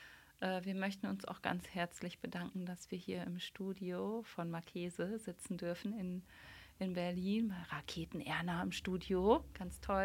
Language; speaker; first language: German; native; German